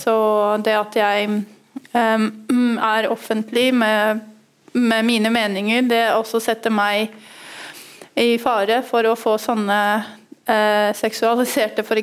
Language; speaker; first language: Norwegian; early bilingual, other home language; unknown